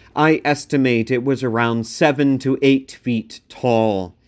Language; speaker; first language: English; native; English